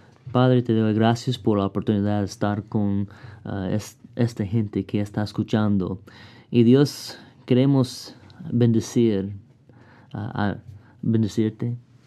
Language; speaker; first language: Spanish; non-native, fluent; English